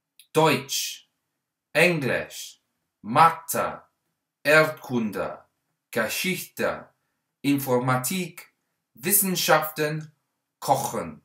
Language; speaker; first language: German; non-native, learner; English